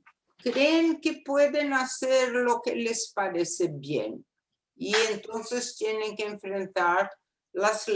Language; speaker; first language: Spanish; non-native, fluent; Portuguese